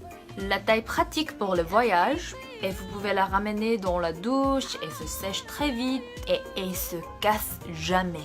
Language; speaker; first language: French; non-native, fluent; Korean